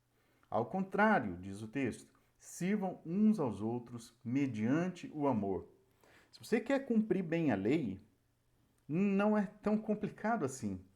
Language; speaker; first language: Portuguese; native; Portuguese